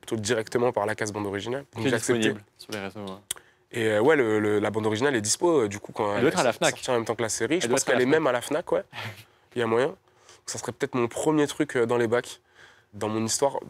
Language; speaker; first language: French; native; French